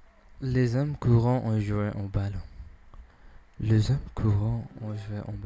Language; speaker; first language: French; non-native, learner; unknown